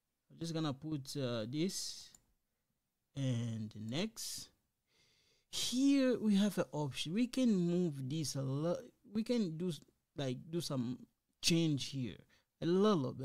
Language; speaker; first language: English; non-native, fluent; Lingala